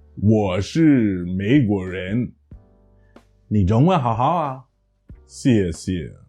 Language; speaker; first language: Chinese; non-native, fluent; English